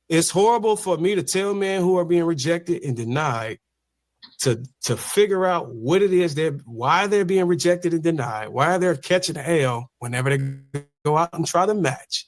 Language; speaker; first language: English; native; English